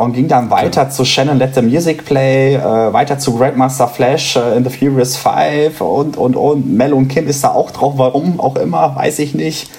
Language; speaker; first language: German; native; German